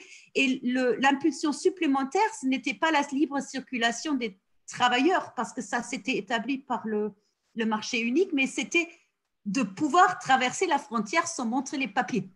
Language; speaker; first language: French; non-native, fluent; German